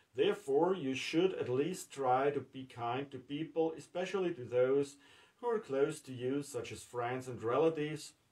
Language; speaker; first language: English; non-native, fluent; German